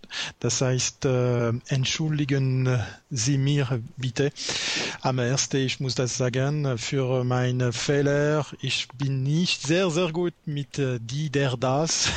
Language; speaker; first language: German; non-native, learner; French